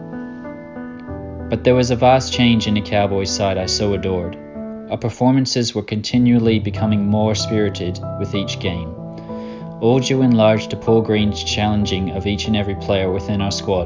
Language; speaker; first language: English; native; English